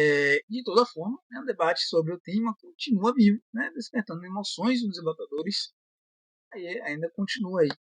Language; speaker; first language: Portuguese; native; Portuguese